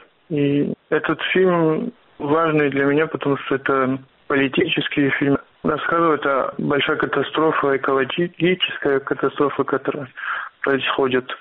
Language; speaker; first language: Russian; non-native, fluent; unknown